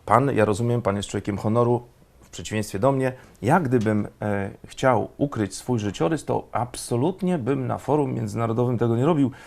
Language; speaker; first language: Polish; native; Polish